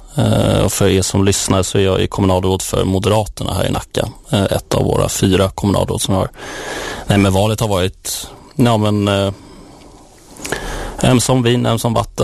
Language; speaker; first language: Swedish; native; Swedish